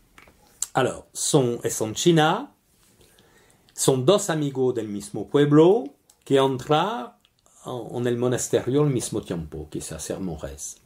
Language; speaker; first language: Spanish; non-native, learner; French